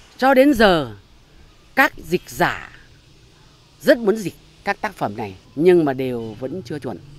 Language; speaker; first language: Vietnamese; non-native, local second language; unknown